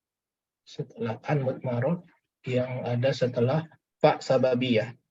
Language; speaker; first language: Indonesian; native; Indonesian